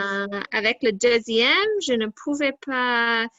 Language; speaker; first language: French; non-native, learner; English